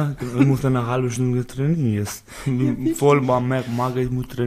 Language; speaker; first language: German; non-native, learner; Persian